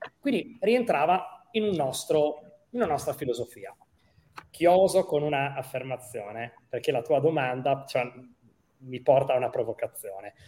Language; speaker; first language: Italian; native; Italian